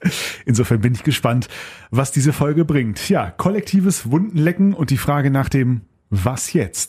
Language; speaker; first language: German; native; German